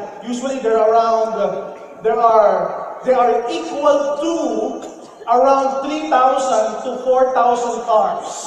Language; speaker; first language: English; non-native, local second language; Filipino